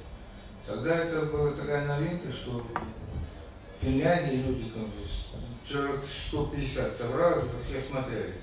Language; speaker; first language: Russian; native; Russian